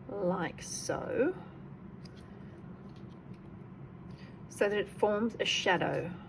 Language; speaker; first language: English; native; English